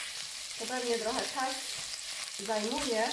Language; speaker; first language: Polish; non-native, learner; Chinese